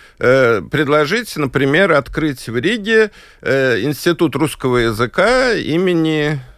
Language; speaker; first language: Russian; native; Russian